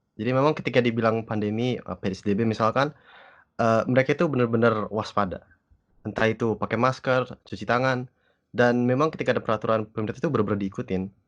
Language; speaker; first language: Indonesian; early bilingual, other home language; English